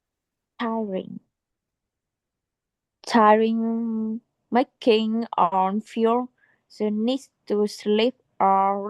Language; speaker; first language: English; non-native, learner; Vietnamese